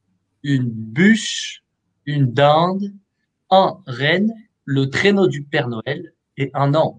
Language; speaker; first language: French; native; French